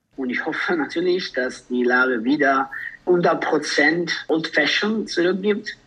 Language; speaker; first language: German; non-native, fluent; Italian